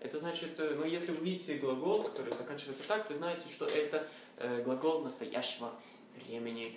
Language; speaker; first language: Russian; non-native, learner; Norwegian